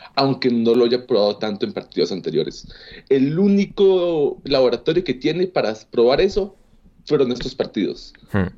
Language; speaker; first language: Spanish; native; Spanish